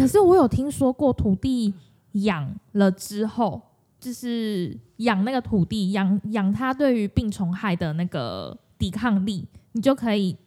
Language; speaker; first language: Chinese; native; Chinese